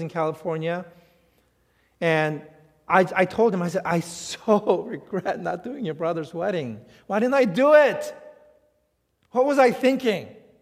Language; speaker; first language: English; native; English